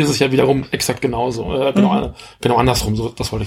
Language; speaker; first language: German; native; German